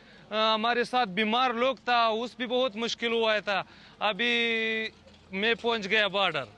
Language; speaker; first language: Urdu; non-native, learner; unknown